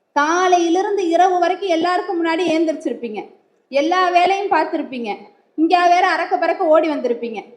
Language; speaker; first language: Tamil; native; Tamil